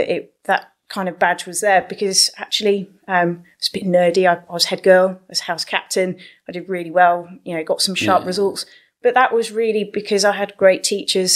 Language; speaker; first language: English; native; English